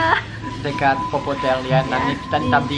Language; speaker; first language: Indonesian; non-native, fluent; French